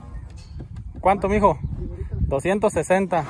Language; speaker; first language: Spanish; native; Spanish